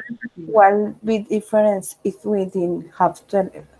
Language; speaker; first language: English; non-native, learner; Spanish